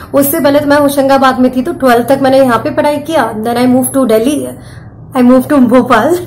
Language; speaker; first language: Hindi; native; Hindi